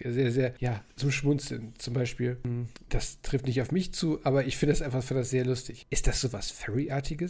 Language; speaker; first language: German; native; German